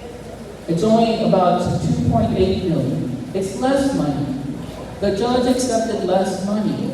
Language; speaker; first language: English; native; English